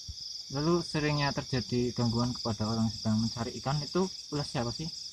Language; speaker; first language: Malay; non-native, local second language; Javanese